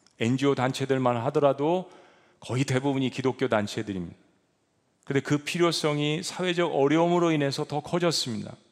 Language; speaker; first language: Korean; native; Korean